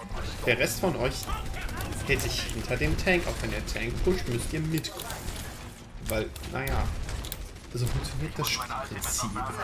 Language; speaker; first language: German; native; German